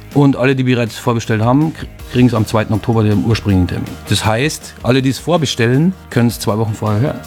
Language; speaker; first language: German; native; German